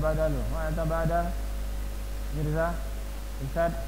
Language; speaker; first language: Arabic; non-native, fluent; Indonesian